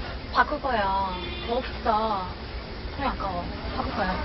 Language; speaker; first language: Korean; non-native, learner; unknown